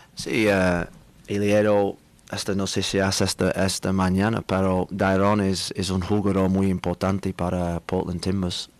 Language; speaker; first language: Spanish; non-native, fluent; English